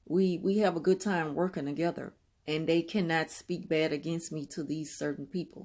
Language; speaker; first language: English; native; English